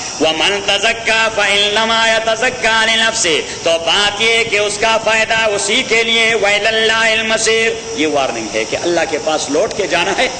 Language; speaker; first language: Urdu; non-native, local second language; Pashto